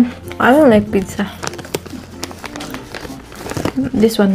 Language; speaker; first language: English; non-native, local second language; Filipino